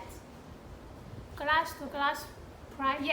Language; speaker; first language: English; non-native, learner; Chinese